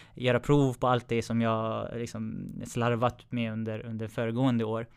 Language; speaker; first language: Swedish; native; Swedish